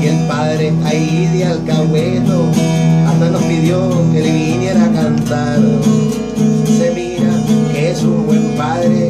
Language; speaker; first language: Spanish; native; Spanish